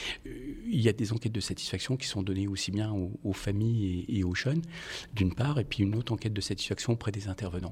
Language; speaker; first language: French; native; French